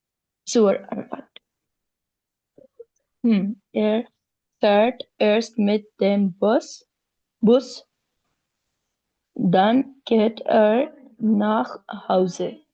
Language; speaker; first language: German; non-native, learner; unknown